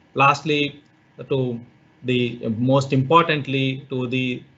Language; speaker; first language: English; non-native, local second language; Marathi